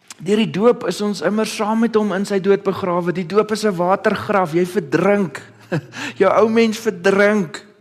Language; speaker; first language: Afrikaans; early bilingual, other home language; Dutch